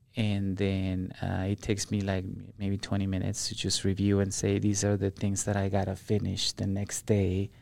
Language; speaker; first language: English; non-native, fluent; Spanish